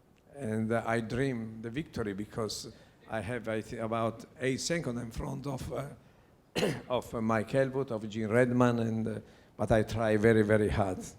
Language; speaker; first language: English; non-native, learner; Italian